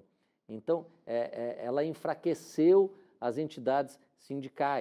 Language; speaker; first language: Portuguese; native; Portuguese